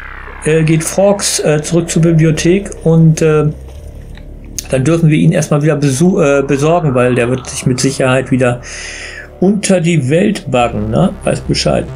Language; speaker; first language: German; native; German